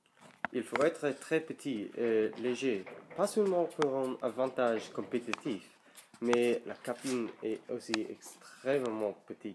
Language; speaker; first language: French; non-native, learner; English